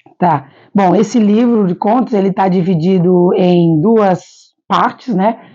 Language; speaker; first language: Portuguese; non-native, local second language; Kabuverdianu